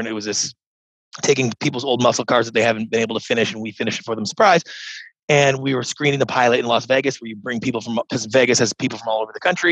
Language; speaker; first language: English; native; English